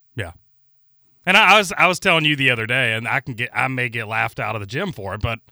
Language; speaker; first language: English; native; English